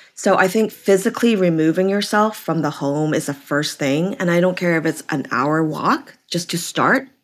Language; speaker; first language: English; native; English